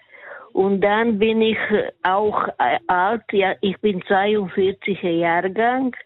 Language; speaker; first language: German; non-native, fluent; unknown